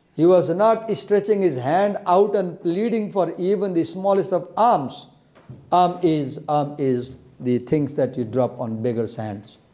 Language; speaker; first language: English; non-native, local second language; Nepali